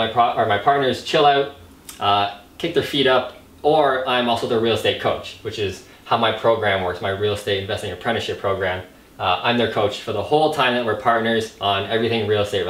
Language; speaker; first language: English; native; English